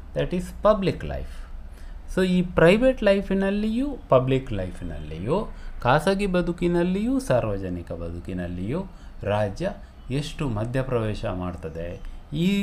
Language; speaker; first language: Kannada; non-native, local second language; Konkani